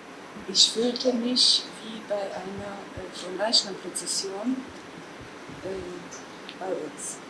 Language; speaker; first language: German; non-native, fluent; Polish